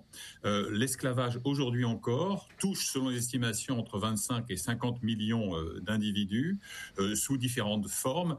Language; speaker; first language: French; native; French